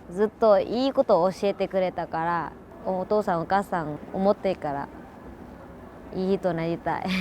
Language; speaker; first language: Japanese; non-native, learner; Vietnamese